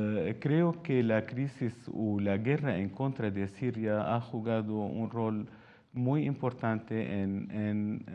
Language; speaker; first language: Spanish; non-native, fluent; Arabic